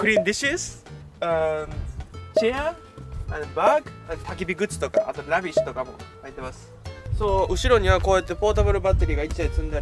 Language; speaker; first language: Japanese; native; Japanese